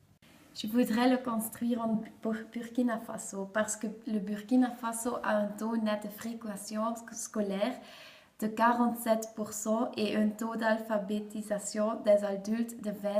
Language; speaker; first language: French; non-native, learner; Dutch